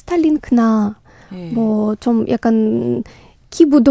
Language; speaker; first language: Korean; non-native, learner; Ukrainian